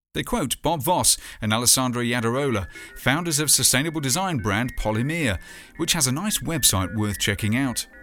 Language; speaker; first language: English; native; English